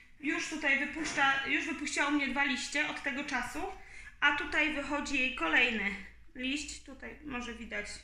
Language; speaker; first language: Polish; native; Polish